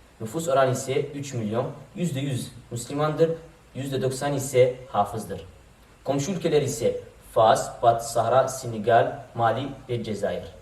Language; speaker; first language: Turkish; non-native, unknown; Arabic